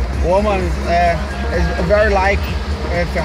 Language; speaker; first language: English; non-native, learner; Portuguese